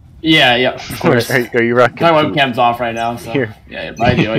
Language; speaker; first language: English; native; English